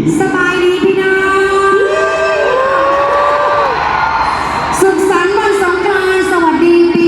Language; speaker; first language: Thai; native; Thai